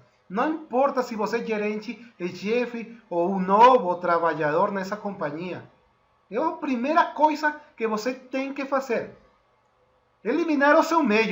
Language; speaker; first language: Portuguese; non-native, fluent; Spanish